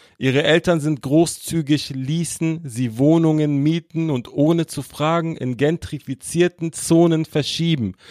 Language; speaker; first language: German; native; German